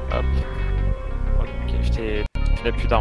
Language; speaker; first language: French; native; French